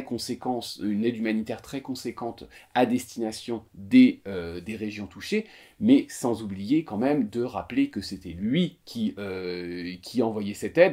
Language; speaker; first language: French; native; French